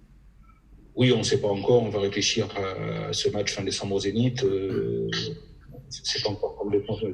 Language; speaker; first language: French; native; French